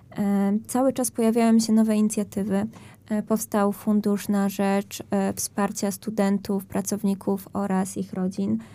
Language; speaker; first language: Polish; native; Polish